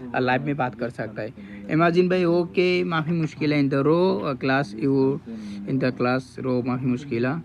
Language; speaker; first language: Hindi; non-native, learner; Bangla